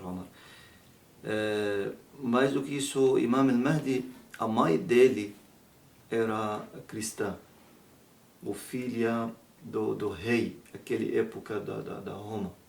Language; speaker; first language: Portuguese; non-native, learner; Arabic